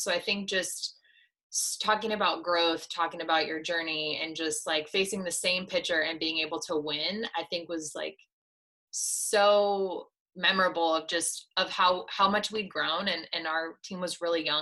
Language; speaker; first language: English; native; English